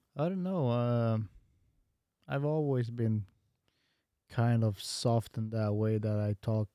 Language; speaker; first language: English; non-native, fluent; Bosnian